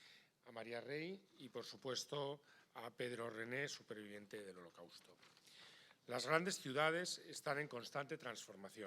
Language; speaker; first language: Spanish; native; Spanish